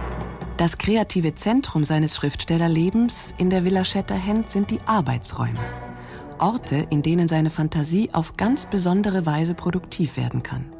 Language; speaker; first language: German; native; German